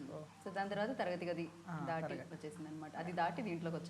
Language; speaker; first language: Telugu; native; Telugu